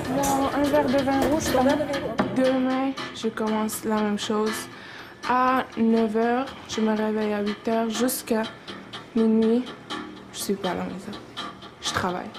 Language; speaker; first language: French; non-native, learner; Persian